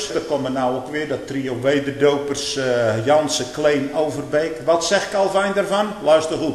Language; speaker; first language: Dutch; native; Dutch